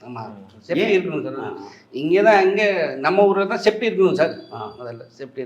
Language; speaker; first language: Tamil; non-native, learner; Hindi